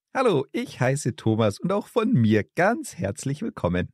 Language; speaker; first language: German; native; German